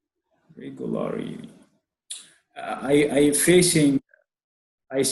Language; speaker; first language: English; non-native, learner; Arabic